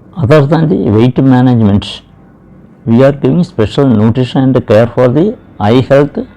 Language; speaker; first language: English; non-native, local second language; Malayalam